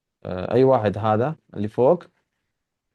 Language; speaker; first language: Arabic; non-native, fluent; Urdu